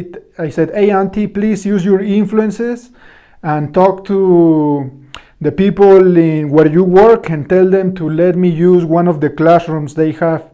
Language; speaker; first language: English; non-native, fluent; Spanish